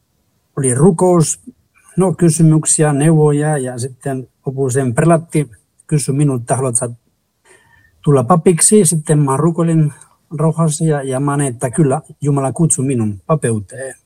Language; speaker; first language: Finnish; non-native, fluent; Spanish